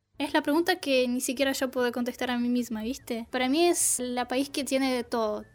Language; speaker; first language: Spanish; non-native, fluent; Russian